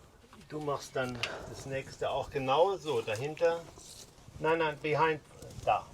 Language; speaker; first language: German; native; German